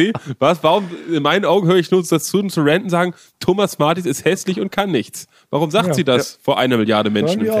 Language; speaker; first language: German; native; German